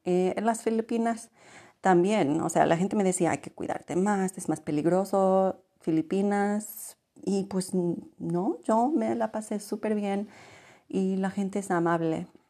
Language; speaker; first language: Spanish; early bilingual, heritage; Spanish